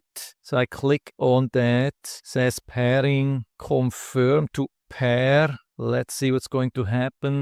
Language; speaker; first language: English; non-native, fluent; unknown